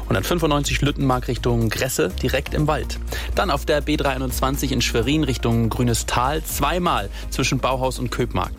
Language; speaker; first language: German; native; German